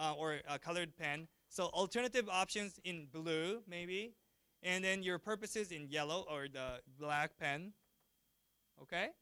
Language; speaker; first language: English; non-native, fluent; Japanese